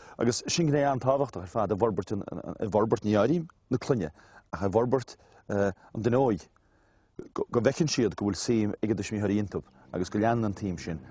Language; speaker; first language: Irish; native; Irish